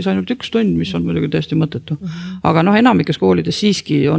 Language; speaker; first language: Estonian; native; Estonian